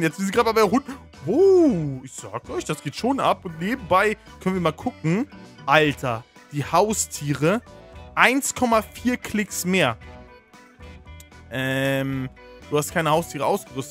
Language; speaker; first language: German; native; German